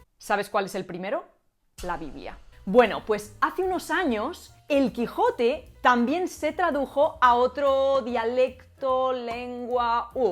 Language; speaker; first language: Spanish; native; Spanish